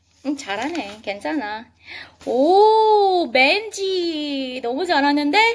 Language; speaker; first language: Korean; non-native, fluent; Filipino